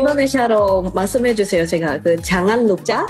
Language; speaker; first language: Korean; non-native, local second language; Indonesian